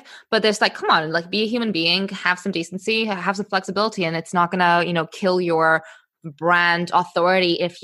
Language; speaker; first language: English; native; English